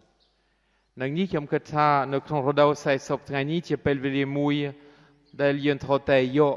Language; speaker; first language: Khmer; non-native, fluent; French